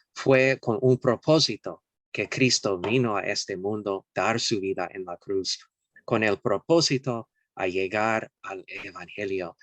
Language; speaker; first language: Spanish; non-native, fluent; English